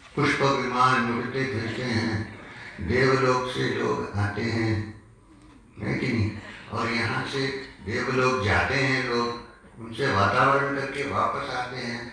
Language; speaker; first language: Hindi; non-native, local second language; Malayalam